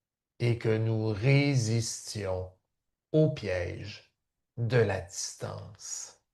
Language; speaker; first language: French; native; French